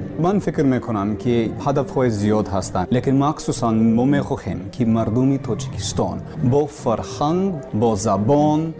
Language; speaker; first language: Persian; non-native, learner; English